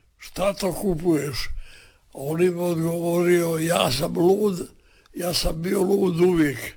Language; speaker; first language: Serbian; native; Serbian